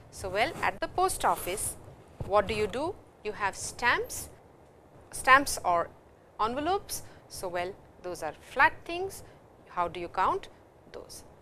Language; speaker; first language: English; non-native, local second language; Hindi